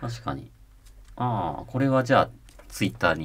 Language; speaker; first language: Japanese; native; Japanese